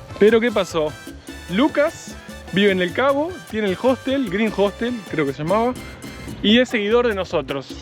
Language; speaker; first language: Spanish; native; Spanish